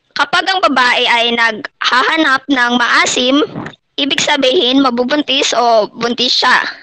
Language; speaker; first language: Filipino; non-native, local second language; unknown